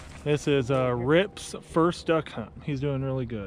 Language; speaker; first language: English; native; English